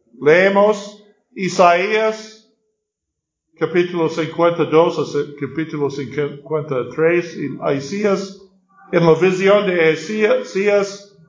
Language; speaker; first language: Spanish; non-native, learner; English